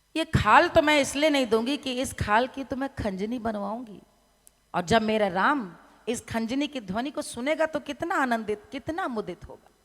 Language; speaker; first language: Hindi; native; Hindi